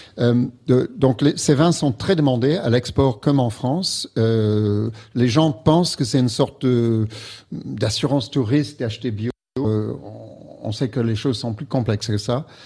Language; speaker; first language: French; non-native, fluent; English